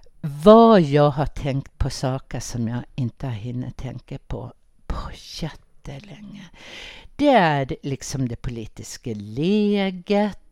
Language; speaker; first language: Swedish; native; Swedish